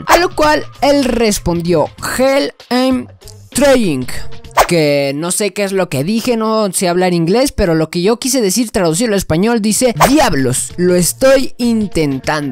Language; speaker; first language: Spanish; native; Spanish